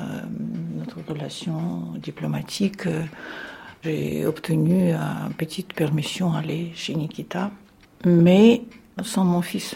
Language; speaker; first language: French; non-native, fluent; Russian